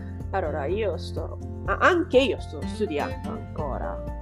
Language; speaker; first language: Italian; non-native, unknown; Japanese